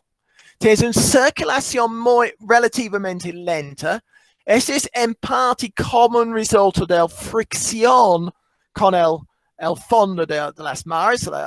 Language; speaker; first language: Spanish; non-native, fluent; English